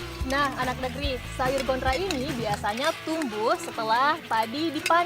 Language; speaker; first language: Indonesian; native; Indonesian